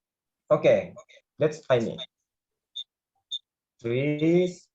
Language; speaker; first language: English; non-native, learner; Indonesian